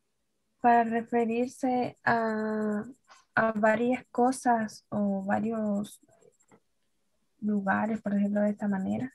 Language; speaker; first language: Spanish; native; Spanish